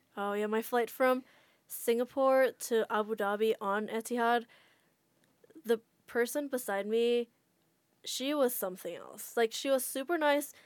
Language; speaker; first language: English; non-native, fluent; Indonesian